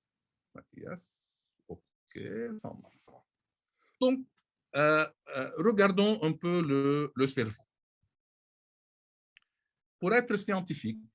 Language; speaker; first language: French; non-native, local second language; Arabic